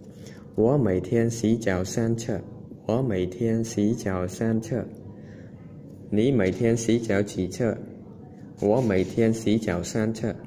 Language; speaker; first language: Chinese; non-native, fluent; Khmer